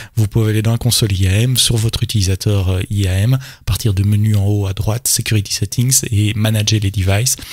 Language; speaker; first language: French; native; French